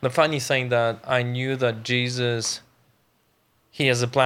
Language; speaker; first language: English; non-native, fluent; Ukrainian